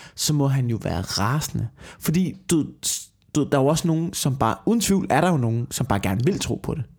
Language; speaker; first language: Danish; native; Danish